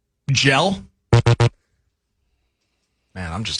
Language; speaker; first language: English; native; English